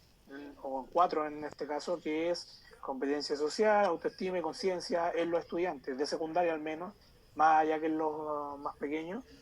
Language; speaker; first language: Spanish; native; Spanish